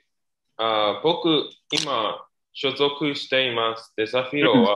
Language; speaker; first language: Japanese; non-native, learner; Chinese